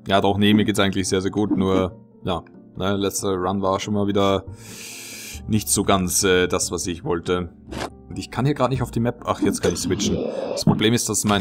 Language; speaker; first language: German; native; German